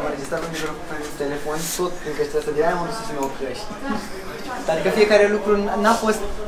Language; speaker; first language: Romanian; native; Romanian